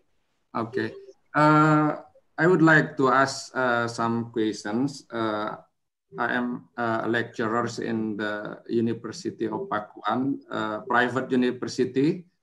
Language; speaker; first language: English; non-native, learner; Indonesian